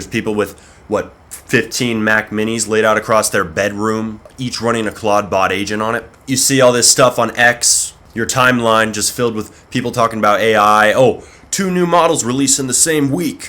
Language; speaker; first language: English; native; English